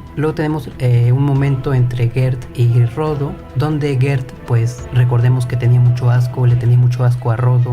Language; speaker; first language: Spanish; native; Spanish